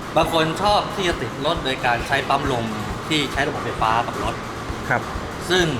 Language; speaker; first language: Thai; native; Thai